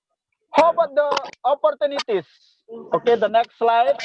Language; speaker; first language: English; non-native, local second language; Indonesian